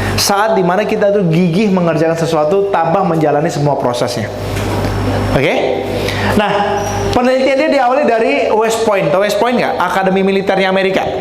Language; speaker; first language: Indonesian; native; Indonesian